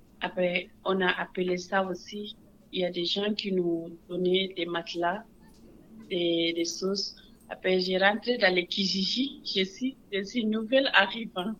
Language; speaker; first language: French; non-native, local second language; Wolof